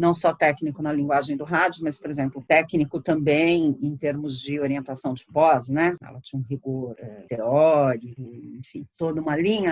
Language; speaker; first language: Portuguese; native; Portuguese